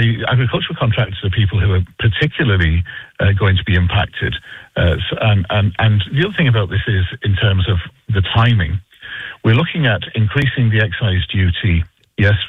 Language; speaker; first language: English; native; English